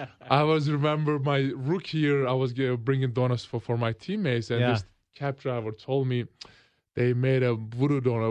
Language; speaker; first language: English; non-native, fluent; Turkish